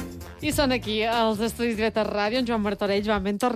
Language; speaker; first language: Catalan; native; Catalan